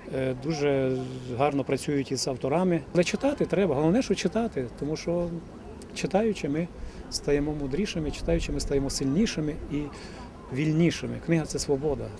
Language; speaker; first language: Ukrainian; native; Ukrainian